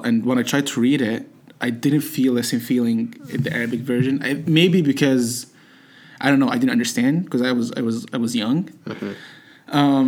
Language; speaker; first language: English; non-native, fluent; Arabic